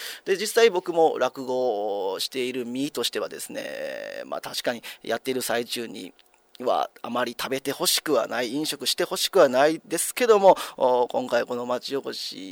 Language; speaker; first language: Japanese; native; Japanese